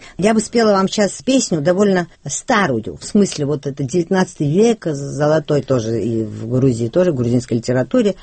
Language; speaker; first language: Russian; non-native, local second language; Georgian